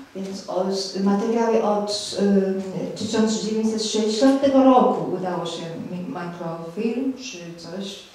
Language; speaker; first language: Polish; non-native, fluent; Japanese